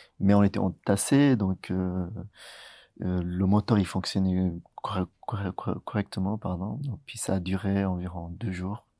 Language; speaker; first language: French; early bilingual, other home language; Tigrinya